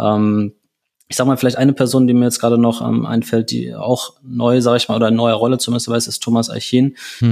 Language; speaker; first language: German; native; German